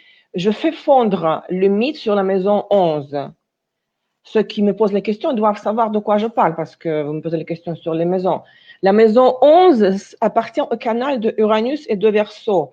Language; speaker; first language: French; non-native, fluent; Russian